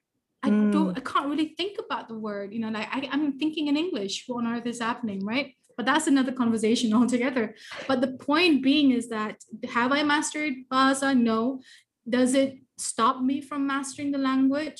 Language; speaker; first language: English; native; English